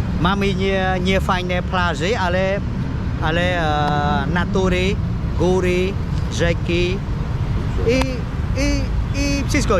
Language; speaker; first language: Polish; non-native, learner; Khmer